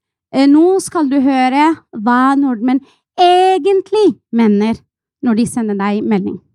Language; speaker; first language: Norwegian; non-native, fluent; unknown